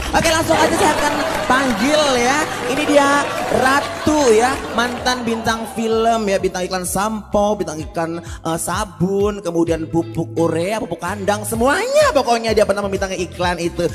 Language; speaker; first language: Indonesian; native; Indonesian